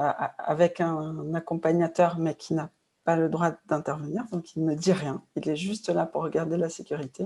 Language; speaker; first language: French; non-native, fluent; Portuguese